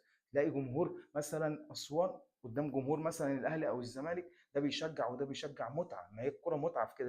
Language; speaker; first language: Arabic; native; Arabic